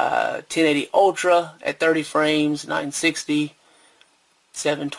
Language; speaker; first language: English; native; English